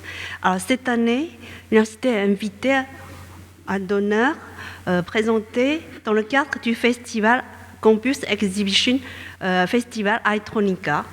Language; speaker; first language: French; non-native, fluent; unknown